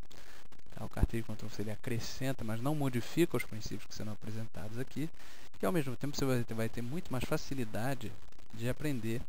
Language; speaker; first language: Portuguese; native; Portuguese